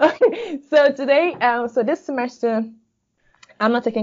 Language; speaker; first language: English; non-native, local second language; Igbo